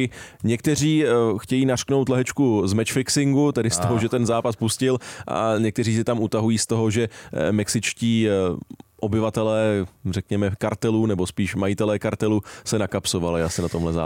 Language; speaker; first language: Czech; native; Czech